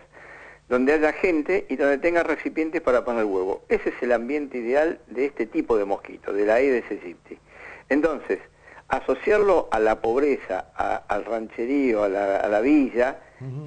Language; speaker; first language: Spanish; native; Spanish